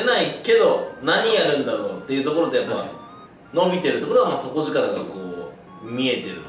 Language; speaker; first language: Japanese; native; Japanese